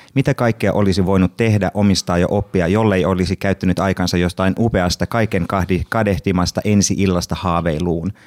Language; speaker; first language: Finnish; non-native, local second language; Swedish